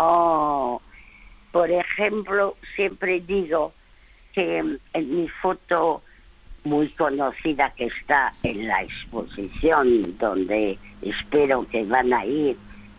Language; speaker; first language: Spanish; early bilingual, other home language; French